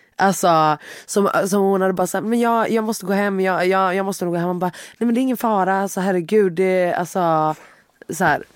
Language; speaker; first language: Swedish; native; Swedish